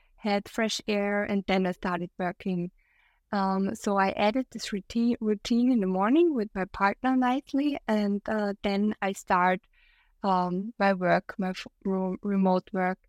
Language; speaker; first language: English; non-native, fluent; German